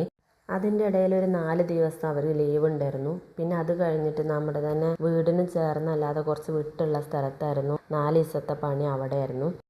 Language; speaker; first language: Malayalam; native; Malayalam